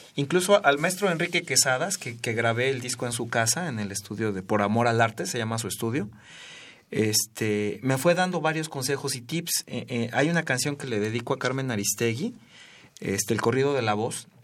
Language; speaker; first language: Spanish; native; Spanish